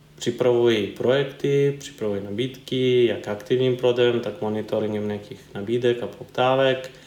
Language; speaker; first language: Czech; non-native, fluent; Serbian